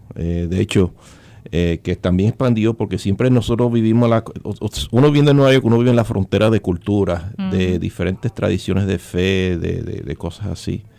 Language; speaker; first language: Spanish; early bilingual, heritage; Spanish